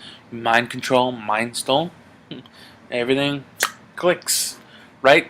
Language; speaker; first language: English; native; English